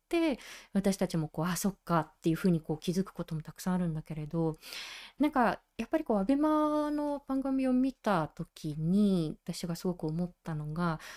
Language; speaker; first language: Japanese; native; Japanese